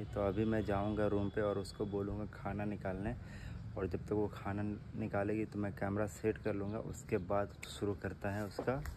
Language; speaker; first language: Hindi; native; Hindi